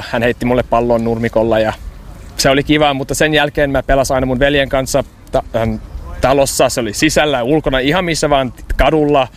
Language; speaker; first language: Finnish; early bilingual, heritage; English